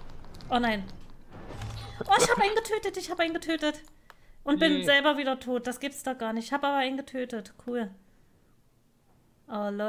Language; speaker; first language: German; native; German